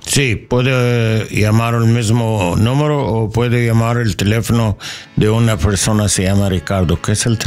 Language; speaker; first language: Spanish; non-native, learner; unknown